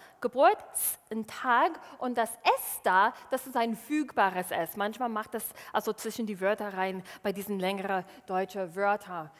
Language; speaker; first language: German; non-native, fluent; English